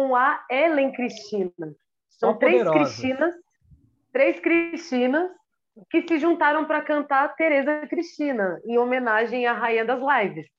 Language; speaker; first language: Portuguese; native; Portuguese